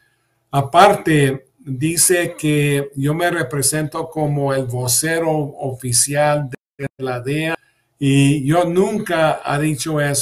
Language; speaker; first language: Spanish; early bilingual, heritage; English